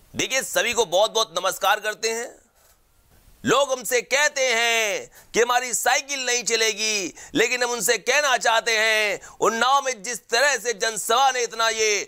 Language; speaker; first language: Hindi; native; Hindi